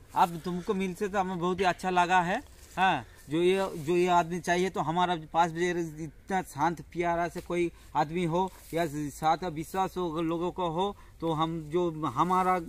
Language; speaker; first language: Hindi; non-native, local second language; Bangla